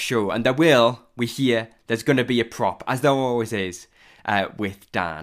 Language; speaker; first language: English; native; English